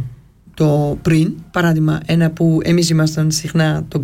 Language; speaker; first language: Greek; early bilingual, heritage; Greek